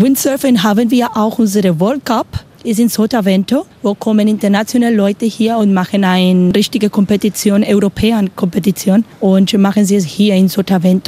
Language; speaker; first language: German; non-native, learner; Spanish